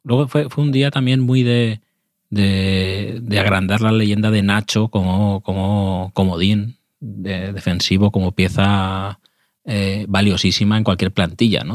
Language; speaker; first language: Spanish; native; Spanish